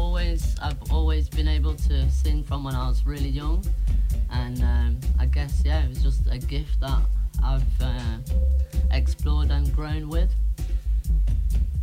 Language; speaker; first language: English; native; English